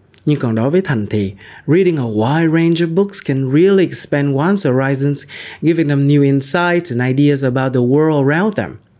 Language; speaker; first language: English; non-native, fluent; Vietnamese